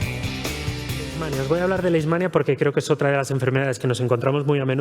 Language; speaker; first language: Spanish; native; Spanish